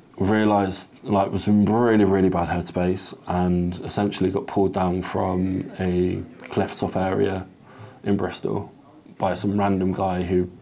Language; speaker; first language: English; native; English